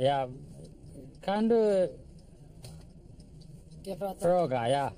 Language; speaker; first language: Swedish; non-native, local second language; Finnish